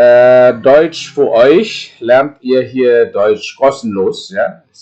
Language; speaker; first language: German; non-native, fluent; Indonesian